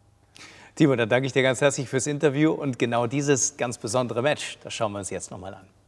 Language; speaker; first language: German; native; German